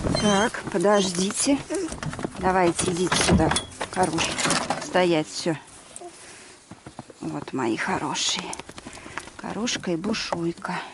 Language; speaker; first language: Russian; native; Russian